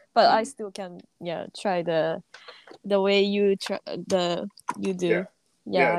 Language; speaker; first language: English; non-native, learner; Japanese